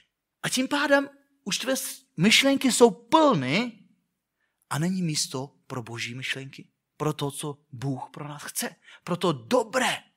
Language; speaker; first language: Czech; non-native, fluent; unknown